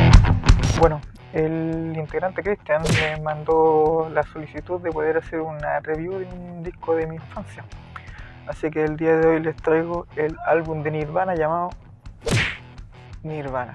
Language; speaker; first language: Spanish; native; Spanish